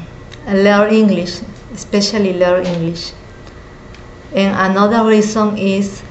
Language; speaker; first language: English; non-native, learner; Spanish